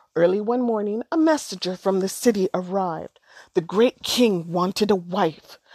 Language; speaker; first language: English; native; English